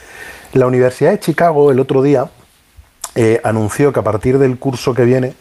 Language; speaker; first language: Spanish; native; Spanish